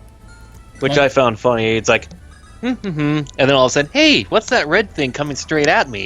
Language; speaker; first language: English; native; English